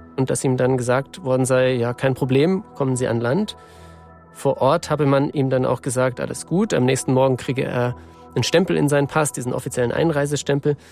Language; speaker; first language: German; native; German